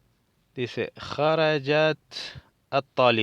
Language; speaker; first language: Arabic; non-native, fluent; Spanish